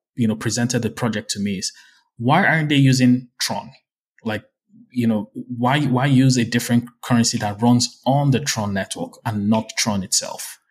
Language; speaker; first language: English; non-native, local second language; Yoruba